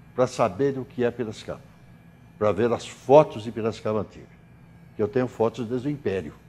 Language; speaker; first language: Portuguese; native; Portuguese